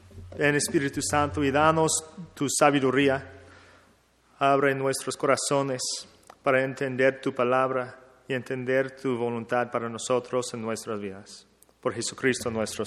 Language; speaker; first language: Spanish; non-native, fluent; English